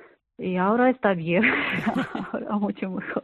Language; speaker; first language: Spanish; non-native, learner; Ukrainian